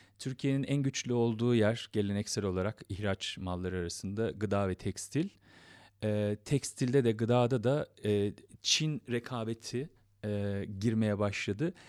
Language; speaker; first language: Turkish; native; Turkish